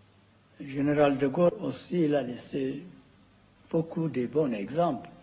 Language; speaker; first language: French; non-native, fluent; Amharic